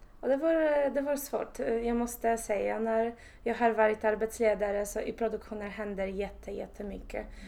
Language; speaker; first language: Swedish; non-native, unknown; Polish